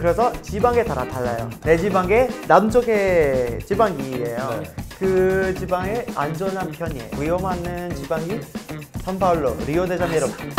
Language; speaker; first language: Korean; non-native, learner; Portuguese